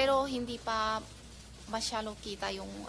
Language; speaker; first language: Filipino; non-native, learner; Chinese